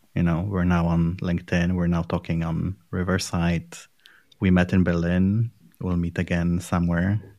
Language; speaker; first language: English; non-native, fluent; Polish